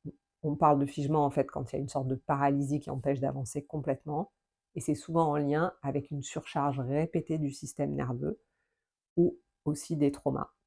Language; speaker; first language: French; native; French